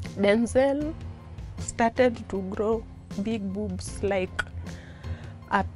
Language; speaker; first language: English; non-native, local second language; Luo (Kenya and Tanzania)